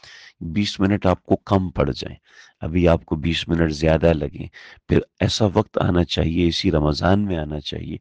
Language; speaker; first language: Urdu; native; Urdu